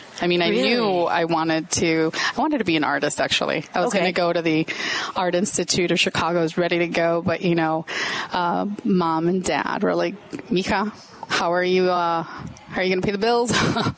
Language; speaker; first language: English; native; English